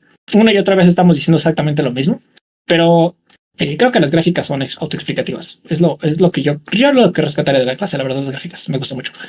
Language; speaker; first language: Spanish; native; Spanish